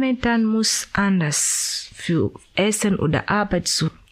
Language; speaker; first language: German; non-native, fluent; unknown